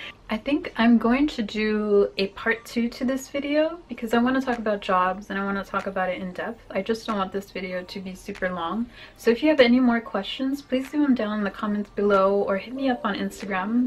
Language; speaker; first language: English; native; English